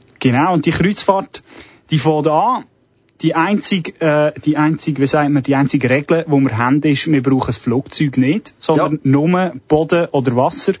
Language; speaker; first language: German; early bilingual, other home language; Serbian